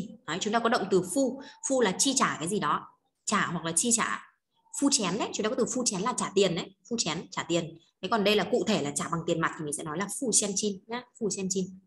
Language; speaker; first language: Vietnamese; native; Vietnamese